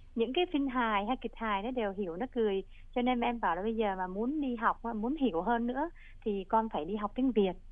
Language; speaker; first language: Vietnamese; native; Vietnamese